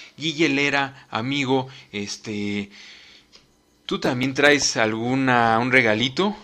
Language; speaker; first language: Spanish; native; Spanish